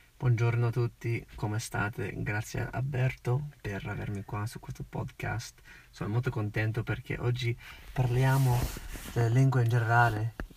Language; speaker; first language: Italian; non-native, fluent; English